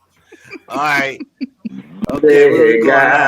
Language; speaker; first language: English; native; English